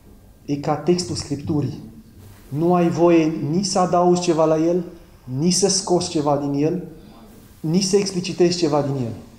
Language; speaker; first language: Romanian; native; Romanian